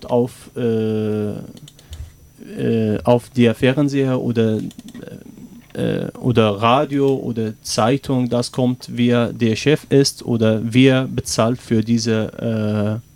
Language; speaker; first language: German; non-native, learner; Arabic